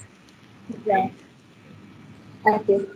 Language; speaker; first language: English; non-native, learner; Hindi